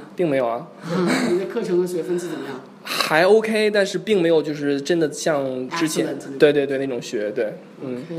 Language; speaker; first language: Chinese; native; Chinese